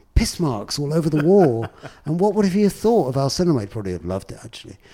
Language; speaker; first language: English; native; English